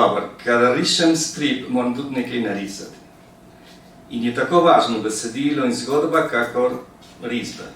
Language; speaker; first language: Slovenian; early bilingual, heritage; Slovenian